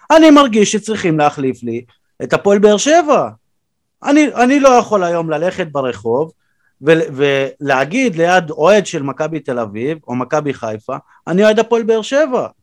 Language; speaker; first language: Hebrew; native; Hebrew